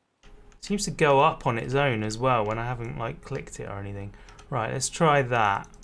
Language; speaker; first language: English; native; English